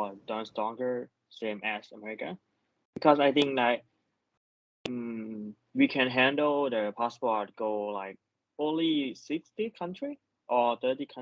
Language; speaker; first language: English; non-native, learner; Thai